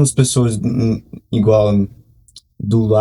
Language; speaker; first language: Portuguese; early bilingual, heritage; Portuguese